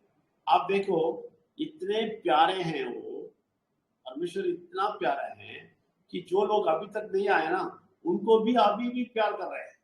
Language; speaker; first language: Hindi; non-native, local second language; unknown